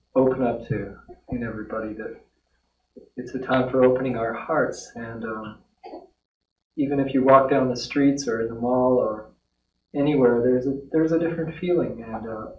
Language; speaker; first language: English; native; English